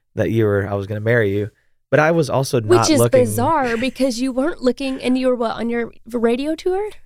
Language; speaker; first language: English; native; English